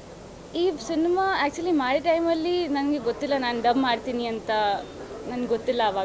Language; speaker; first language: Kannada; non-native, learner; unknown